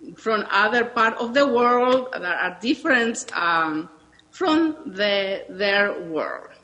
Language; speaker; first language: English; non-native, learner; Spanish